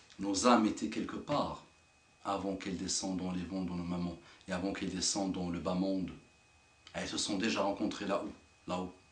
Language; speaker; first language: French; non-native, local second language; Arabic